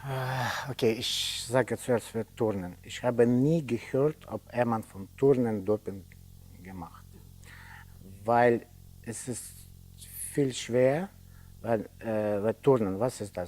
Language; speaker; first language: German; non-native, learner; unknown